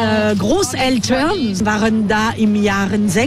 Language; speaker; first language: German; non-native, learner; French